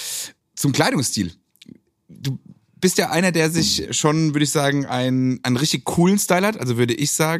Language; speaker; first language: German; native; German